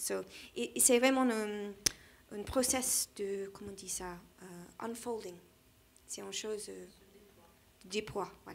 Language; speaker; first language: French; non-native, learner; English